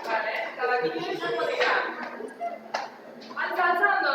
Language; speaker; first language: Basque; non-native, local second language; Spanish